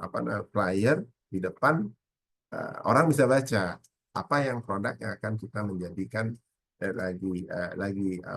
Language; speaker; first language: Indonesian; native; Indonesian